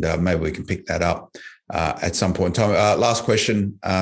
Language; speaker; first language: English; native; English